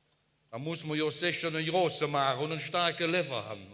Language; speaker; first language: German; native; German